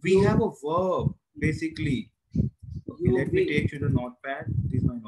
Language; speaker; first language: English; non-native, local second language; Hindi